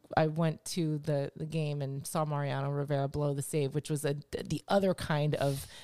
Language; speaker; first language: English; native; English